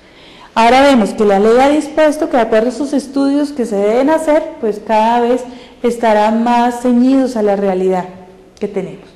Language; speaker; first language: Spanish; native; Spanish